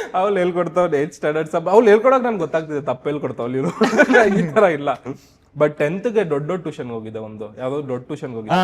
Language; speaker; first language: Kannada; non-native, local second language; Marwari